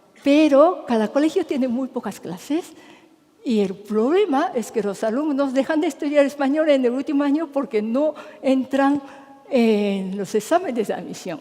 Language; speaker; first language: Spanish; non-native, fluent; Japanese